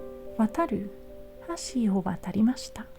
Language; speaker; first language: Japanese; non-native, learner; English